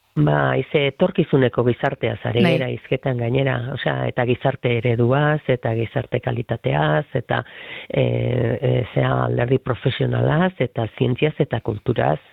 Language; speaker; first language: Basque; native; Basque